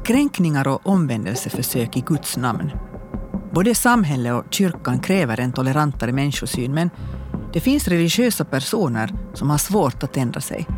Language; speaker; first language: Swedish; native; Swedish